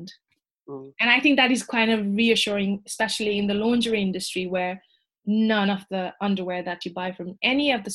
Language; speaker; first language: English; non-native, local second language; Nepali